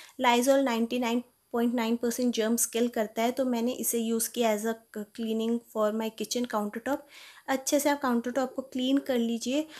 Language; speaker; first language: Hindi; native; Hindi